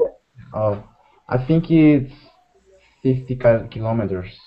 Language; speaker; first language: English; non-native, learner; Portuguese